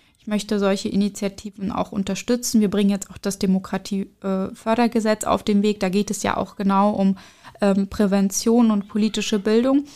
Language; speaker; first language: German; early bilingual, other home language; Arabic